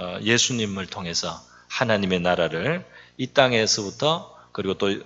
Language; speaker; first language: Korean; native; Korean